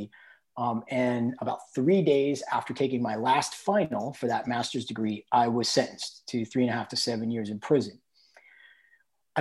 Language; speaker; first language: English; native; English